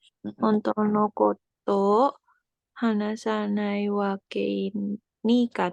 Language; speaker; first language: Japanese; non-native, learner; Indonesian